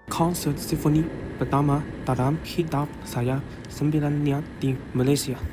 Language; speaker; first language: Malay; non-native, learner; Chinese